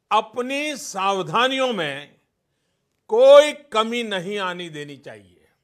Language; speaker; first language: Hindi; non-native, local second language; Gujarati